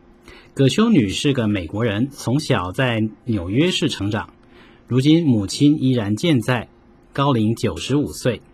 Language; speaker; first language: Chinese; native; Chinese